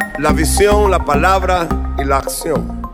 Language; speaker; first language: Spanish; non-native, fluent; Portuguese